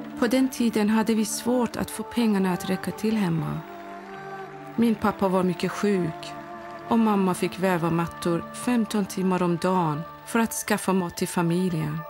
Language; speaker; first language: Swedish; non-native, fluent; Persian